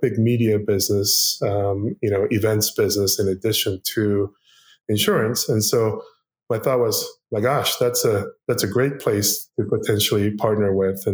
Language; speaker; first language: English; non-native, fluent; Korean